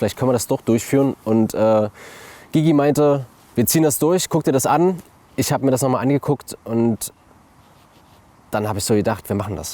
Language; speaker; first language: German; native; German